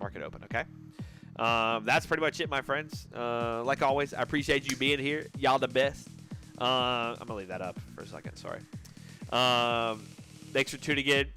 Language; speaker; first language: English; native; English